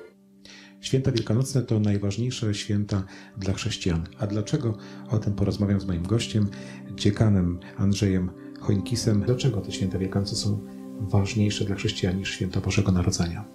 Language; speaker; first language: Polish; native; Polish